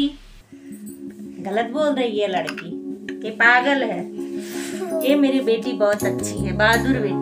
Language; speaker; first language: Hindi; native; Hindi